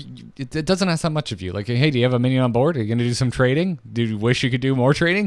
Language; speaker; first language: English; native; English